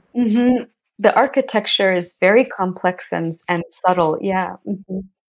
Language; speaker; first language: English; native; English